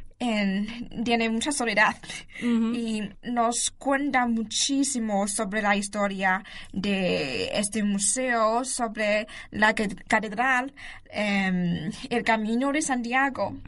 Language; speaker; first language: Spanish; non-native, learner; Chinese